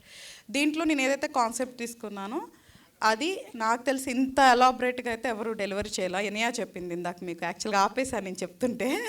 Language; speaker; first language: Telugu; native; Telugu